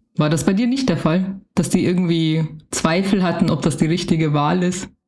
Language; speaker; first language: German; native; German